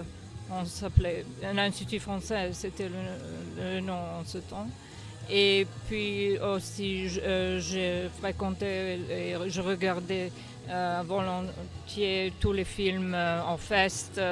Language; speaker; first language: French; non-native, fluent; Serbian